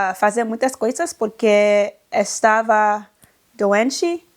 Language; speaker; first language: Portuguese; non-native, learner; English